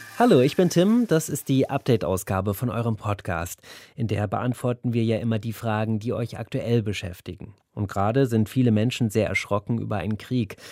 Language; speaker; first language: German; native; German